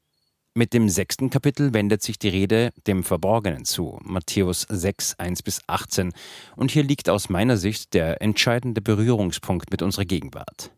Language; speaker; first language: German; native; German